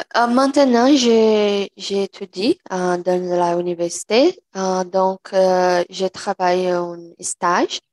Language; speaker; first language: French; non-native, learner; Portuguese